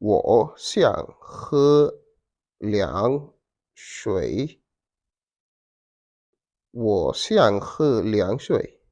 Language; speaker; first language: Chinese; non-native, fluent; Wolof